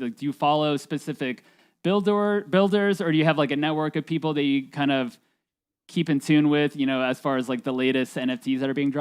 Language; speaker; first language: English; native; English